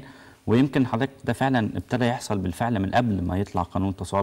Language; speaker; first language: Arabic; native; Arabic